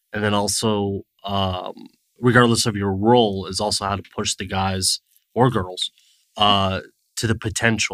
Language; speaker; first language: English; native; English